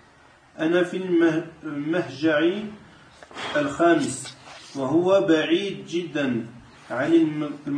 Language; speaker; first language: Arabic; non-native, learner; French